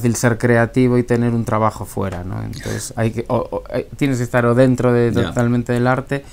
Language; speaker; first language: Spanish; native; Spanish